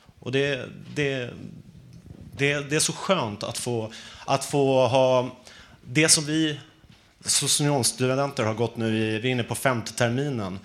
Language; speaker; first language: Swedish; native; Swedish